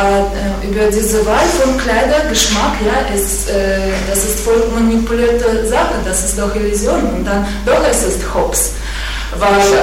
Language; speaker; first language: German; non-native, fluent; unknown